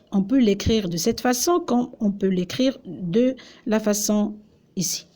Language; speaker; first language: French; non-native, local second language; Arabic